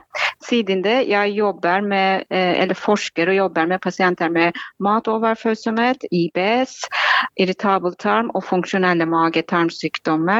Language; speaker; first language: Norwegian; non-native, fluent; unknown